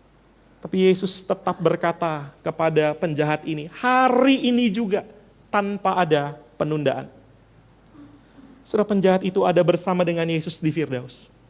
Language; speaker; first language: Indonesian; native; Indonesian